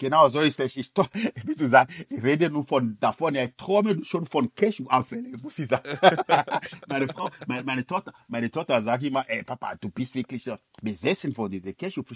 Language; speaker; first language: German; non-native, fluent; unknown